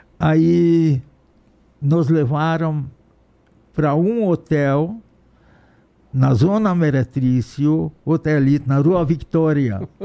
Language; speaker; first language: Portuguese; non-native, fluent; Hungarian